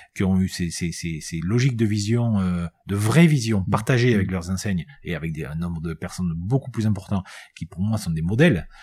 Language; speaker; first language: French; native; French